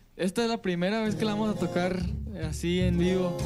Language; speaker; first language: Spanish; early bilingual, heritage; Spanish